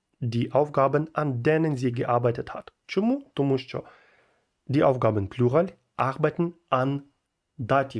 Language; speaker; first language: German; non-native, fluent; Ukrainian